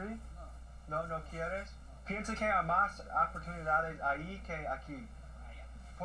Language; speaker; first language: Spanish; non-native, learner; English